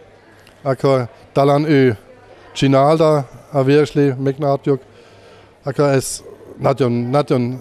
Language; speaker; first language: Hungarian; non-native, learner; German